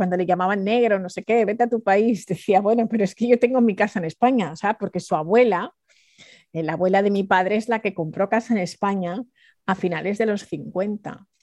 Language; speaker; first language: Spanish; early bilingual, other home language; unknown